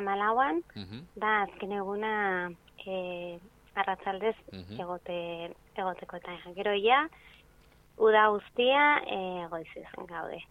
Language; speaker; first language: Basque; non-native, fluent; Spanish